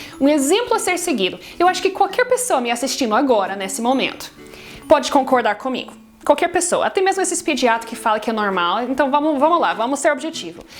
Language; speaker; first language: Portuguese; non-native, fluent; English